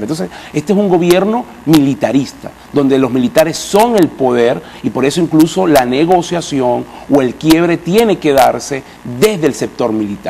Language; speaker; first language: Spanish; native; Spanish